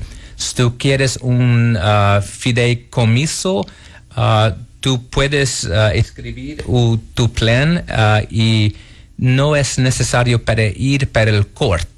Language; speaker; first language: Spanish; non-native, learner; Portuguese